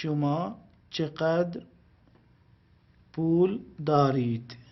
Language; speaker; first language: Persian; non-native, learner; Urdu